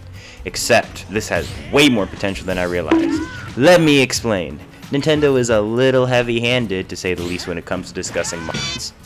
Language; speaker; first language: English; native; English